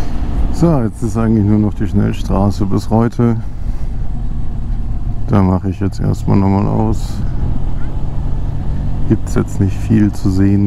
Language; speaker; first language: German; native; German